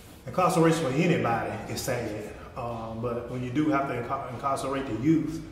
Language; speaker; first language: English; native; English